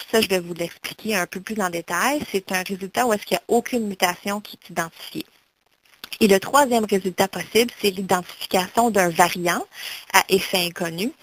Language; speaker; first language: French; native; French